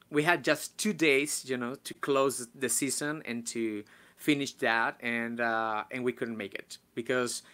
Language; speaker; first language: English; non-native, fluent; Spanish